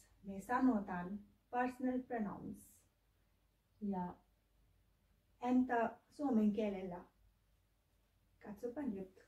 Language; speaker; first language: Finnish; non-native, learner; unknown